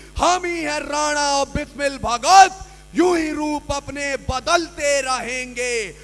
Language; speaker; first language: Hindi; native; Hindi